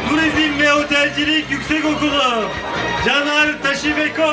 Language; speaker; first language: Turkish; native; Turkish